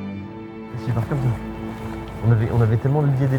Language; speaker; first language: French; native; French